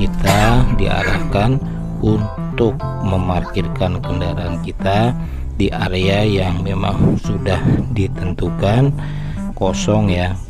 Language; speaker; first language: Indonesian; native; Indonesian